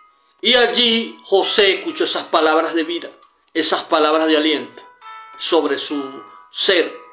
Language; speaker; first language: Spanish; native; Spanish